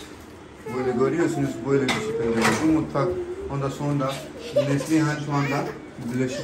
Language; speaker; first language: Turkish; non-native, learner; Urdu